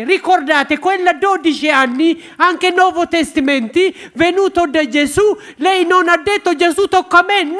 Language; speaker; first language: Italian; non-native, learner; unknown